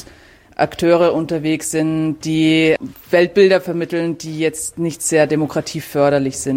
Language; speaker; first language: German; native; German